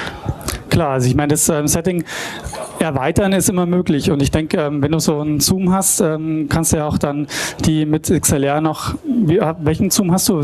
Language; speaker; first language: German; native; German